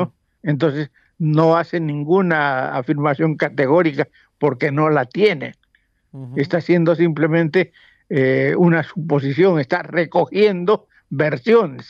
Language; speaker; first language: Spanish; native; Spanish